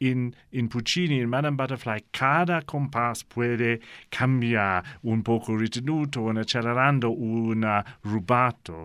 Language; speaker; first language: Spanish; non-native, learner; English